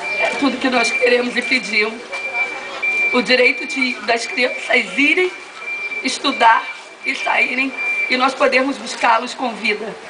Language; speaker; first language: Portuguese; native; Portuguese